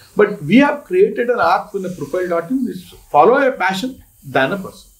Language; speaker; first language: English; non-native, local second language; Kannada